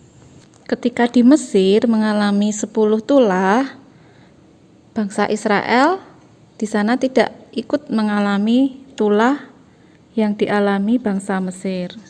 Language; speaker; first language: Indonesian; native; Indonesian